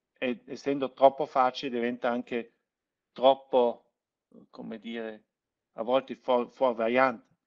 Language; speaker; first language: Italian; non-native, local second language; German